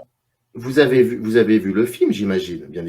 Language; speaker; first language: French; native; French